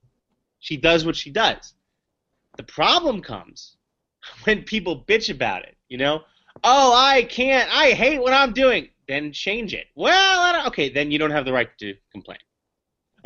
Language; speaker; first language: English; native; English